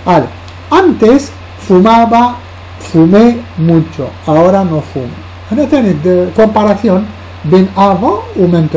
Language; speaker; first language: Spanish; non-native, fluent; Arabic